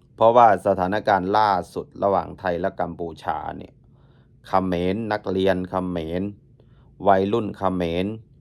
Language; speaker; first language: Thai; native; Thai